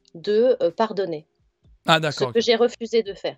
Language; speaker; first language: French; native; French